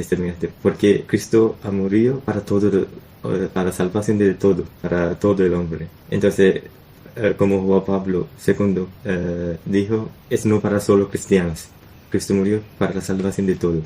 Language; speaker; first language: Spanish; non-native, learner; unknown